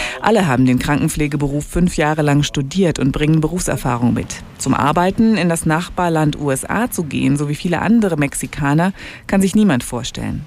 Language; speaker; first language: German; native; German